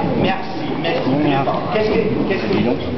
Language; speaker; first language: French; non-native, learner; English